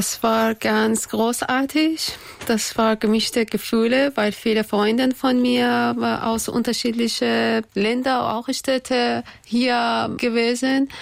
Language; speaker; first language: German; non-native, learner; Persian